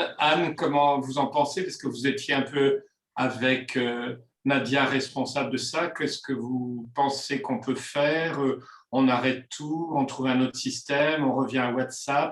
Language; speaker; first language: French; native; French